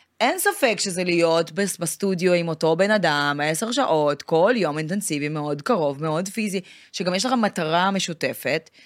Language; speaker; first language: Hebrew; non-native, fluent; Russian